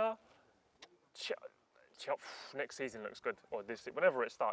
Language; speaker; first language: English; early bilingual, other home language; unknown